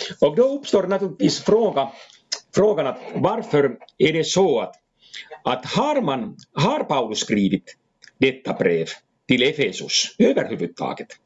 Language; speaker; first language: Swedish; non-native, fluent; Finnish